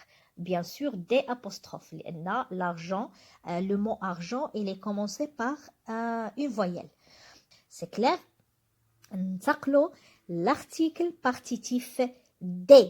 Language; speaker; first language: French; non-native, local second language; Arabic